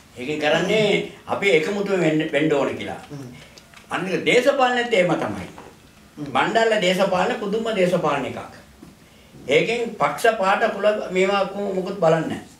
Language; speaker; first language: Sinhala; non-native, local second language; Tamil